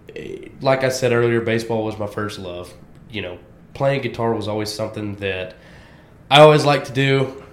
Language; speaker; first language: English; native; English